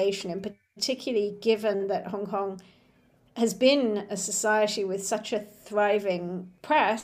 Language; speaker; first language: English; native; English